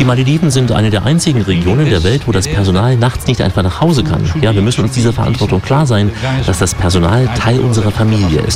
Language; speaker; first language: German; native; German